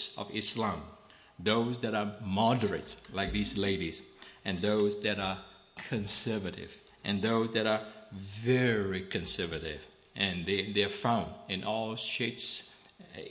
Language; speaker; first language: English; non-native, local second language; Min Nan Chinese